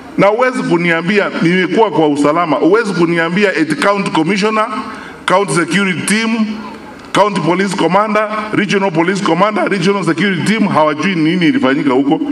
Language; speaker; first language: Swahili; non-native, local second language; Gusii